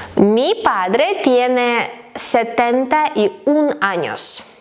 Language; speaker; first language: Spanish; non-native, fluent; Ukrainian